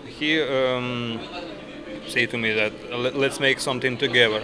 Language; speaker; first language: English; non-native, learner; Ukrainian